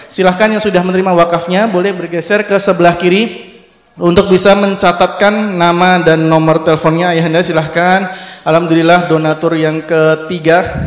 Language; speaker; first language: Indonesian; native; Indonesian